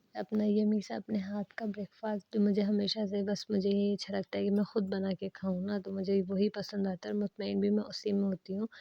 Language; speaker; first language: Urdu; native; Urdu